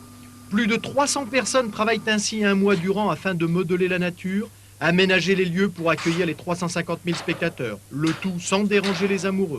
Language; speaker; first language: French; native; French